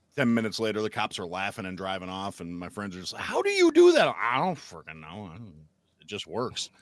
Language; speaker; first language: English; native; English